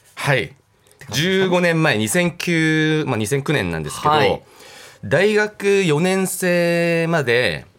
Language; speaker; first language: Japanese; non-native, fluent; Korean